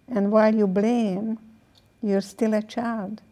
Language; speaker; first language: English; non-native, fluent; Hungarian